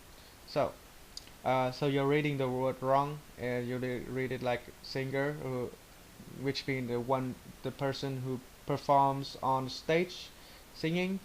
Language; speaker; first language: English; non-native, learner; Vietnamese